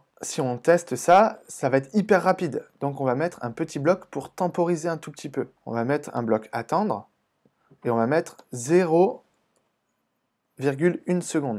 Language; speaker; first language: French; native; French